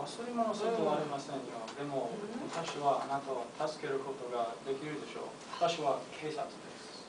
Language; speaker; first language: Japanese; non-native, learner; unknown